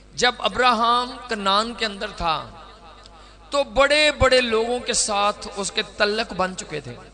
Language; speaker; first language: Urdu; non-native, local second language; Punjabi